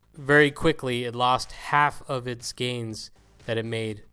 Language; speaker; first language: English; native; English